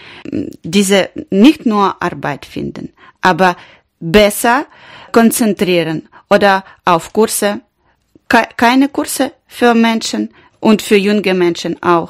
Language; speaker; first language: German; non-native, learner; Ukrainian